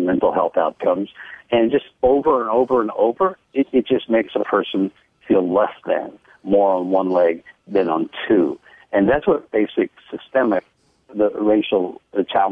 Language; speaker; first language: English; native; English